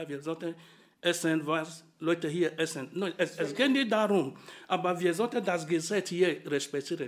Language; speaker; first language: German; non-native, fluent; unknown